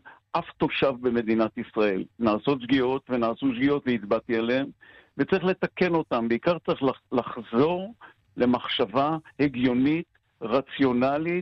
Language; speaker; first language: Hebrew; native; Hebrew